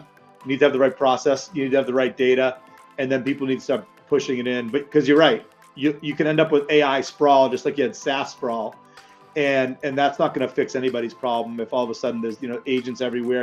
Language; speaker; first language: English; native; English